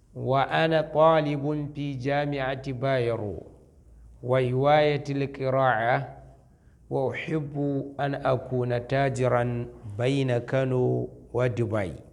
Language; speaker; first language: Arabic; non-native, fluent; Hausa